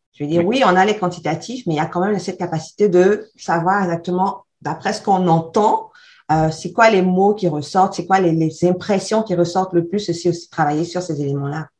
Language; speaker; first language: French; native; French